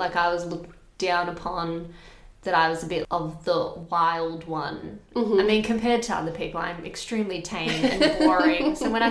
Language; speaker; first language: English; native; English